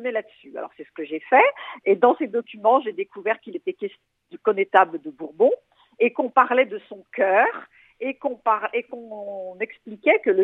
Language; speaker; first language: French; native; French